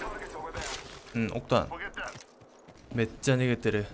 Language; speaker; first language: Japanese; non-native, learner; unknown